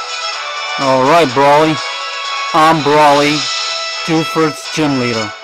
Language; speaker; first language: English; native; English